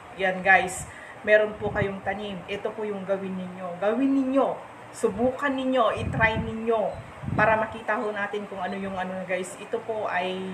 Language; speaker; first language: Filipino; non-native, local second language; Iloko